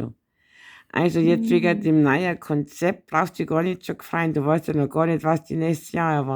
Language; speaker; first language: German; native; German